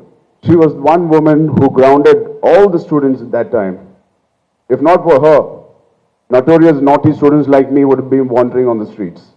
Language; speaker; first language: English; non-native, local second language; Telugu